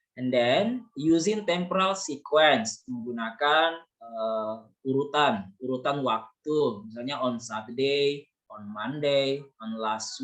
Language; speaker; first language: English; non-native, learner; Indonesian